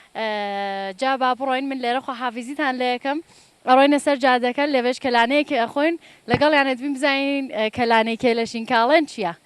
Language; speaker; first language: Central Kurdish; native; Central Kurdish